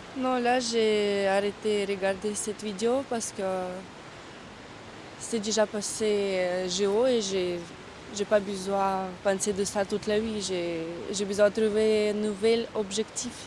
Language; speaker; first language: French; non-native, learner; Russian